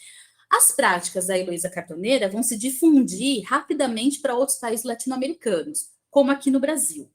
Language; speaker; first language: Portuguese; native; Portuguese